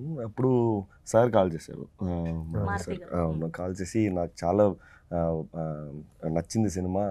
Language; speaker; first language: Telugu; non-native, fluent; Tamil